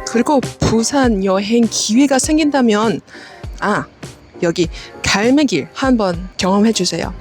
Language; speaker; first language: Korean; non-native, fluent; Vietnamese